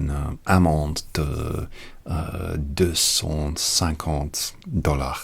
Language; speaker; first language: French; non-native, learner; English